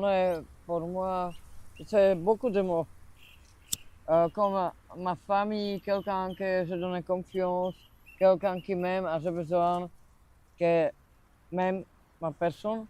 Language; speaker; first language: French; non-native, learner; Slovak